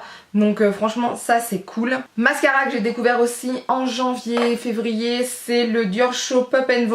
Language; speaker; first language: French; native; French